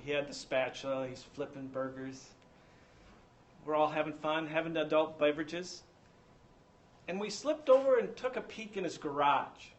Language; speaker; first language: English; native; English